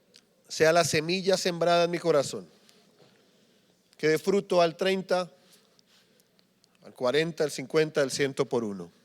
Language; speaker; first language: Spanish; native; Spanish